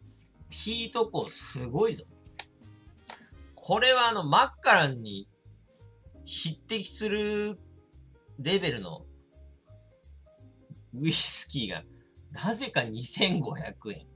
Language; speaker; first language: Japanese; native; Japanese